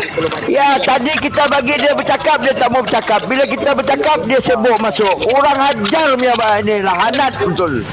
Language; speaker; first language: Malay; native; Malay